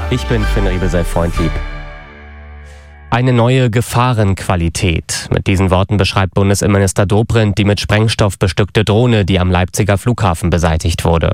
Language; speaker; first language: German; native; German